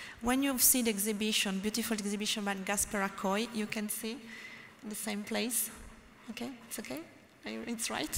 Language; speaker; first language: English; non-native, learner; French